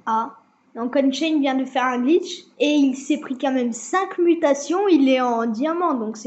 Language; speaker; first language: French; native; French